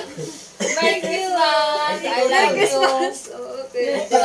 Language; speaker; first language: English; non-native, local second language; Filipino